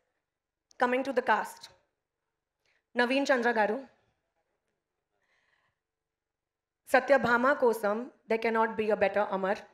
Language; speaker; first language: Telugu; non-native, learner; Hindi